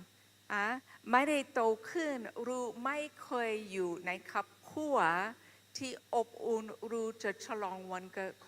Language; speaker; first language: Thai; non-native, fluent; English